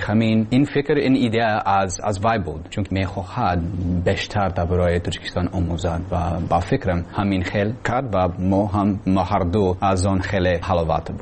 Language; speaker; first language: Persian; non-native, learner; English